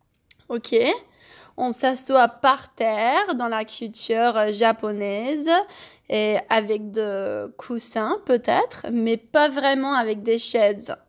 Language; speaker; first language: French; non-native, fluent; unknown